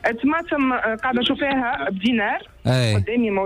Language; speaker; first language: Arabic; native; Arabic